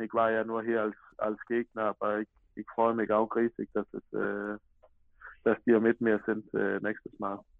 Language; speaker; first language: German; non-native, fluent; Danish